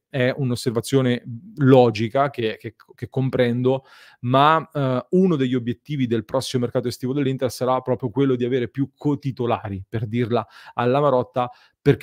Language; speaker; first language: Italian; native; Italian